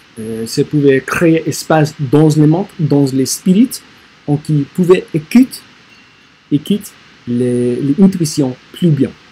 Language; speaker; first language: French; non-native, learner; English